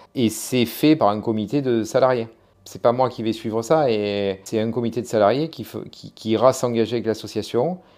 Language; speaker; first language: French; native; French